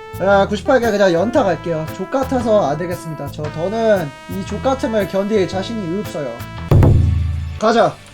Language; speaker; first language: Korean; native; Korean